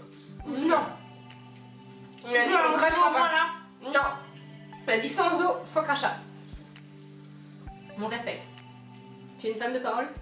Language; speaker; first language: French; native; French